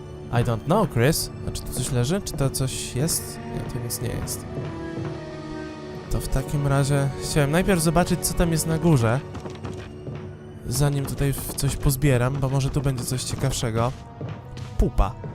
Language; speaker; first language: Polish; native; Polish